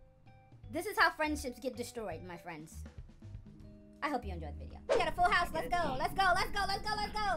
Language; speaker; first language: English; native; English